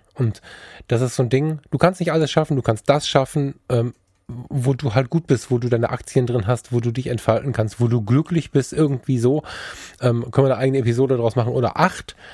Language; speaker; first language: German; early bilingual, other home language; Turkish